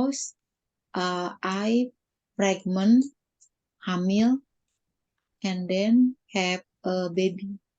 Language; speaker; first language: English; non-native, learner; Indonesian